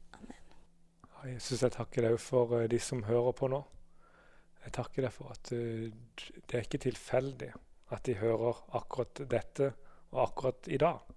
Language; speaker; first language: Norwegian; native; Norwegian